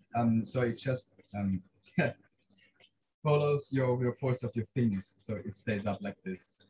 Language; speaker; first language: English; non-native, fluent; Swiss German